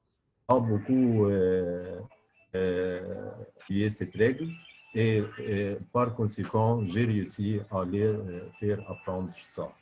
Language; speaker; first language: French; non-native, fluent; Arabic